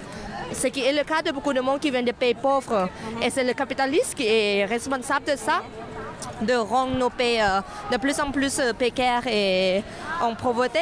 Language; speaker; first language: French; non-native, fluent; Thai